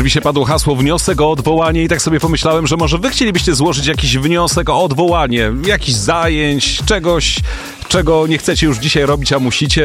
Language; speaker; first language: Polish; native; Polish